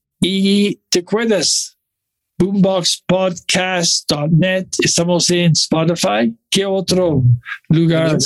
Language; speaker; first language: Spanish; non-native, fluent; English